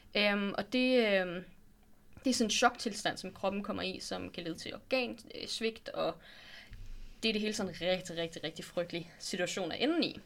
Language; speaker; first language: Danish; native; Danish